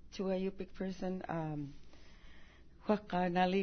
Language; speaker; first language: English; early bilingual, other home language; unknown